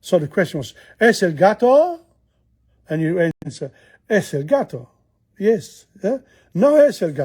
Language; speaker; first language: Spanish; non-native, learner; Italian